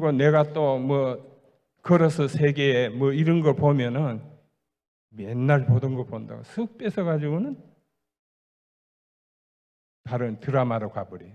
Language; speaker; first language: Korean; native; Korean